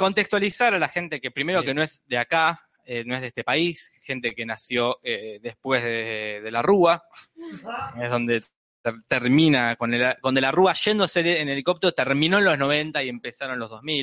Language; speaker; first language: Spanish; native; Spanish